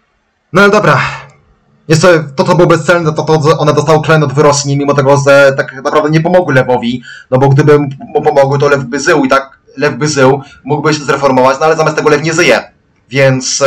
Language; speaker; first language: Polish; native; Polish